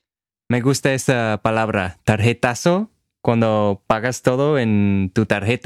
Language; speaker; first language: Spanish; non-native, fluent; English